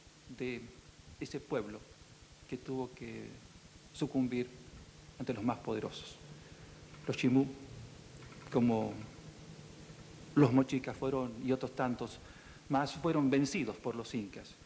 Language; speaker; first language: Spanish; native; Spanish